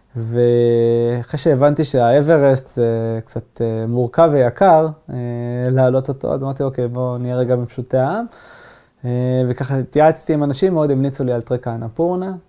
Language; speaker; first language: Hebrew; non-native, local second language; Arabic